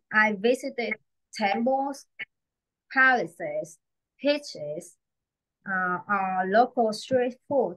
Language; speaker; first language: English; non-native, learner; Vietnamese